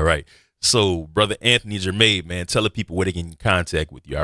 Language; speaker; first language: English; native; English